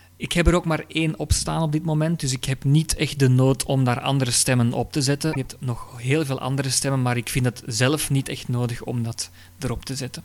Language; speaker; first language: Dutch; native; Dutch